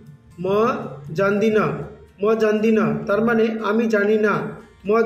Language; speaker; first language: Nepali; non-native, learner; Bangla